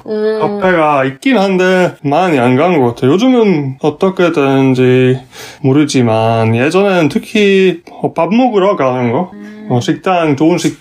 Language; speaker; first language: Korean; non-native, fluent; Hungarian